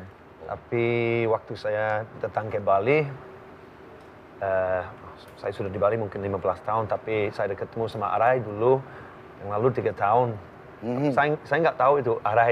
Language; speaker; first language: Indonesian; non-native, learner; English